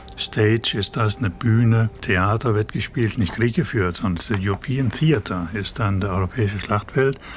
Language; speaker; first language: German; native; German